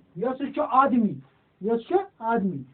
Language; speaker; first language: Hindi; non-native, local second language; Kashmiri